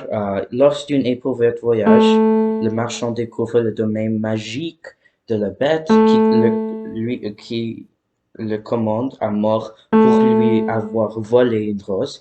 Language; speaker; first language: French; non-native, learner; English